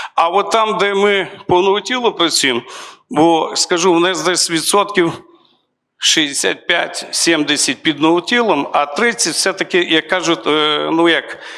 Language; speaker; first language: Ukrainian; native; Ukrainian